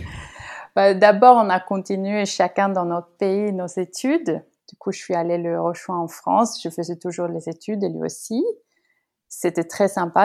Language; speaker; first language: French; non-native, fluent; Norwegian